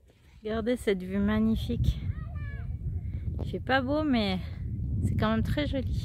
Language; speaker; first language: French; native; French